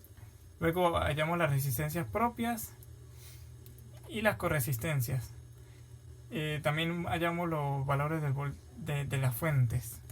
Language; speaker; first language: Spanish; native; Spanish